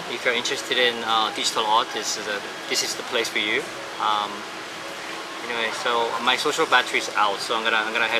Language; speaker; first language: English; non-native, fluent; Korean